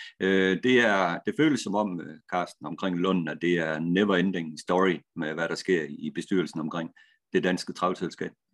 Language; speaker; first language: Danish; native; Danish